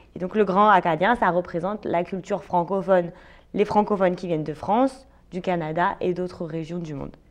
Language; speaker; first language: French; native; French